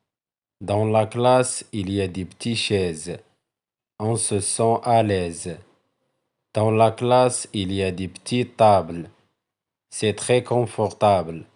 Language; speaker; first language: French; non-native, local second language; Arabic